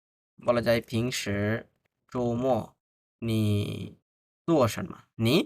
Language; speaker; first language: Chinese; non-native, fluent; Bangla